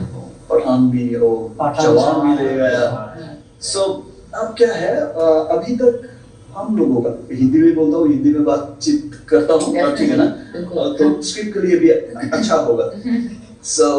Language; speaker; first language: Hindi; non-native, learner; Bangla